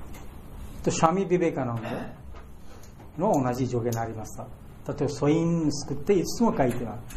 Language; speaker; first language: Japanese; non-native, fluent; Bangla